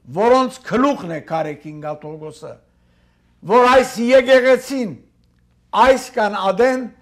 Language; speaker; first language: Armenian; early bilingual, heritage; Armenian